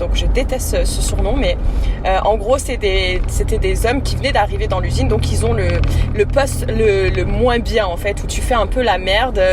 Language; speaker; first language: French; native; French